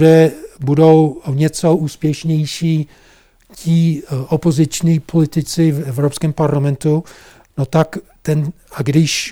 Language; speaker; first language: Czech; non-native, fluent; English